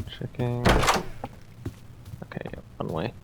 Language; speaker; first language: English; native; English